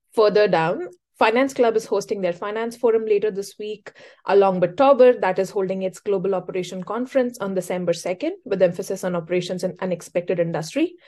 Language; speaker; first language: English; non-native, local second language; Hindi